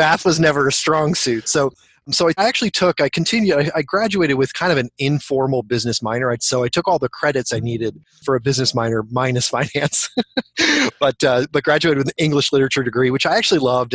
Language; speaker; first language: English; native; English